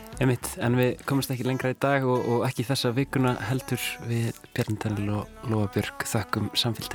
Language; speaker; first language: Icelandic; native; Icelandic